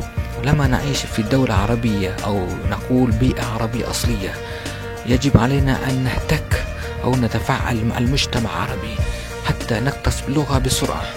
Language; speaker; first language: Arabic; non-native, fluent; Malay